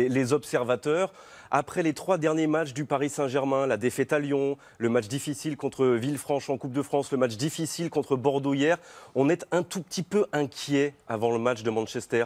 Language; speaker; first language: French; native; French